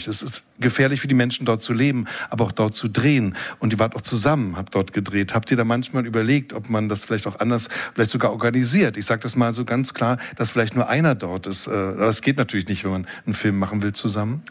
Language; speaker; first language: German; native; German